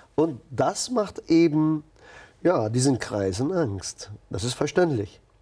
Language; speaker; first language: German; non-native, fluent; Turkish